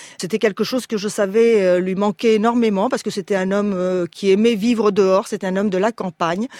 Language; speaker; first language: French; early bilingual, other home language; Spanish